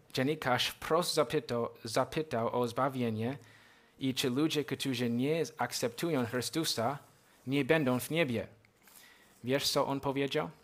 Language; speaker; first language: Polish; non-native, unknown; English